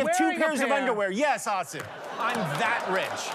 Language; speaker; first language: English; native; English